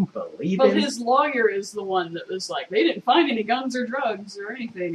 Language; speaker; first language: English; native; English